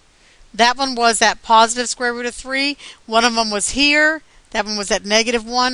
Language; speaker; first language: English; native; English